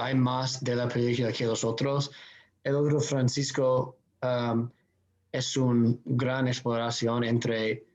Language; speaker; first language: Spanish; non-native, fluent; English